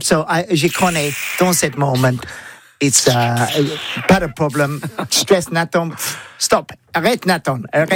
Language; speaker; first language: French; non-native, learner; English